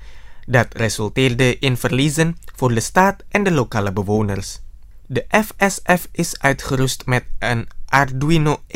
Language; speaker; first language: Dutch; non-native, fluent; Indonesian